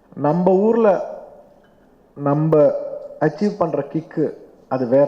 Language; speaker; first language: Tamil; non-native, local second language; Telugu